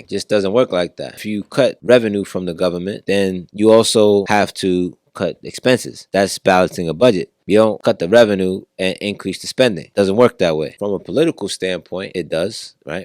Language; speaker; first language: English; native; English